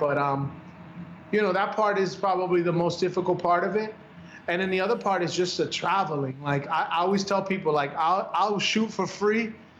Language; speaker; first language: English; early bilingual, other home language; Spanish